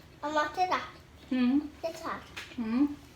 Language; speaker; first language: Swedish; early bilingual, other home language; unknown